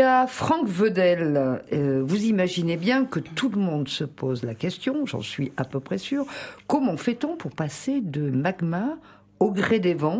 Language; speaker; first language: French; native; French